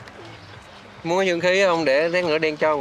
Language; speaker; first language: Vietnamese; native; Vietnamese